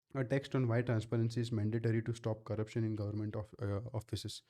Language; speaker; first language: English; non-native, local second language; Gujarati